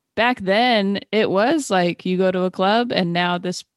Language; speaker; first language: English; native; English